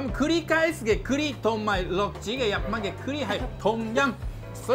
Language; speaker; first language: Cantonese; non-native, fluent; Japanese